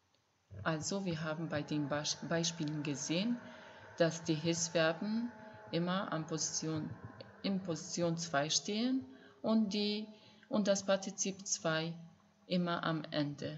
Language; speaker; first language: German; non-native, fluent; Albanian